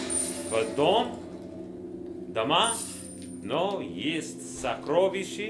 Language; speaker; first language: Russian; non-native, learner; English